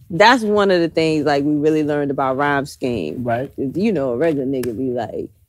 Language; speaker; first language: English; native; English